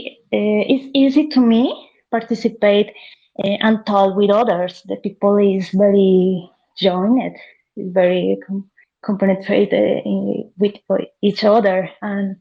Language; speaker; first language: English; non-native, learner; Spanish